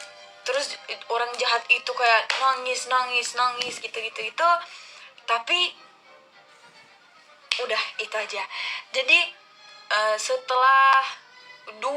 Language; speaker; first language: Indonesian; non-native, learner; Turkish